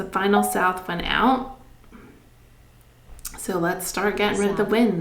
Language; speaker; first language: English; native; English